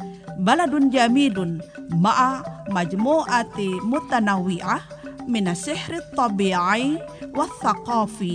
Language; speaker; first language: Arabic; non-native, fluent; Indonesian